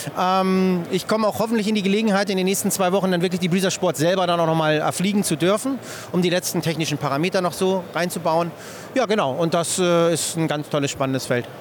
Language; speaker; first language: German; native; German